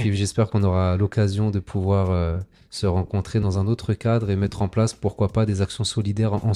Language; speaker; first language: French; native; French